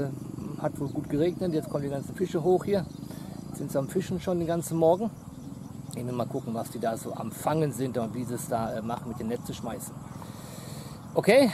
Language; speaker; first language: German; native; German